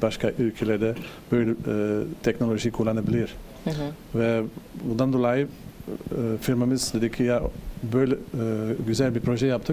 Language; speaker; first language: Turkish; non-native, learner; Dutch